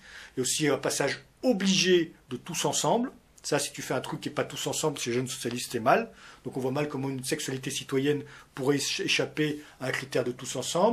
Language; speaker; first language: French; native; French